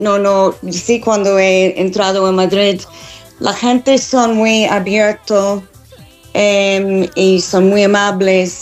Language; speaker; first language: Spanish; non-native, learner; English